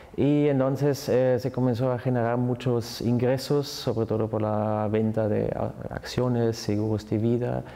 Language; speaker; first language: Spanish; non-native, fluent; German